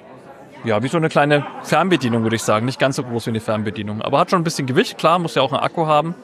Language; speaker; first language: German; native; German